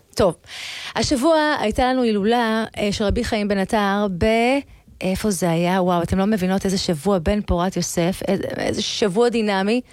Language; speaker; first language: Hebrew; native; Hebrew